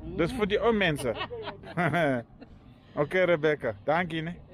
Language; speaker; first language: Afrikaans; non-native, learner; English